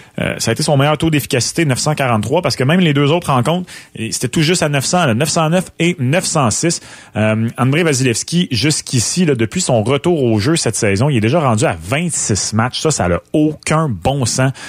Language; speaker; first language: French; native; French